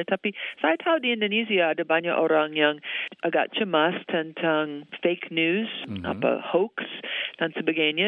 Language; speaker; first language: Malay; non-native, fluent; English